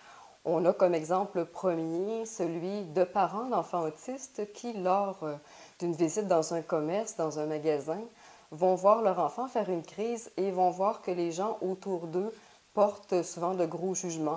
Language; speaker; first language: French; native; French